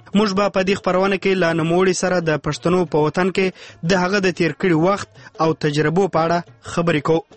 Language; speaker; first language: Pashto; native; Pashto